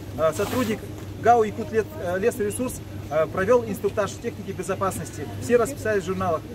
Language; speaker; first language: Russian; non-native, local second language; Yakut